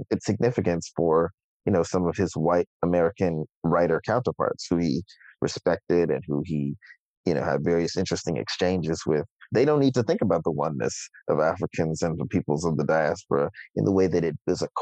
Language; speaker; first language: English; native; English